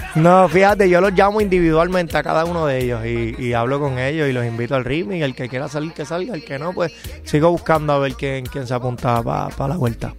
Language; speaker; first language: Spanish; native; Spanish